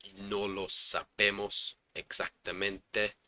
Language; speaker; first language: Spanish; non-native, learner; English